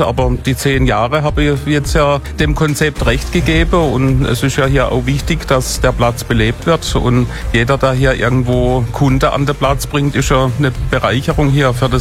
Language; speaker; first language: German; native; German